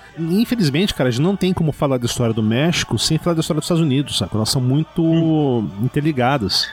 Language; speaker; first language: Portuguese; native; Portuguese